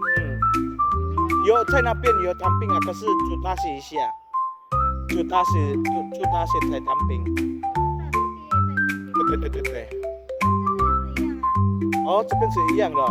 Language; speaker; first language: Chinese; non-native, learner; Filipino